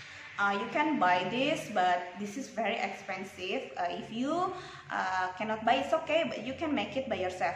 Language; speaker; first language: English; non-native, local second language; Indonesian